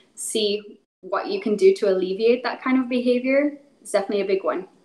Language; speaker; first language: English; native; English